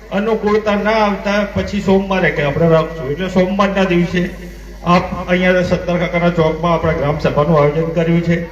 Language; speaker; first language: Gujarati; native; Gujarati